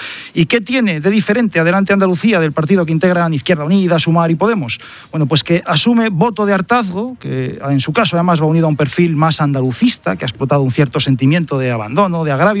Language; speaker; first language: Spanish; native; Spanish